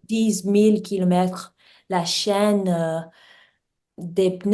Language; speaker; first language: French; non-native, learner; English